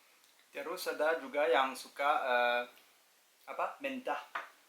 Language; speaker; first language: Indonesian; non-native, learner; French